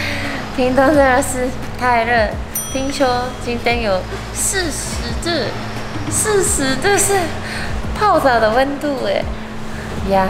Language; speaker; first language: Chinese; non-native, fluent; Japanese